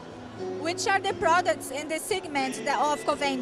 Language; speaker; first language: English; non-native, learner; Portuguese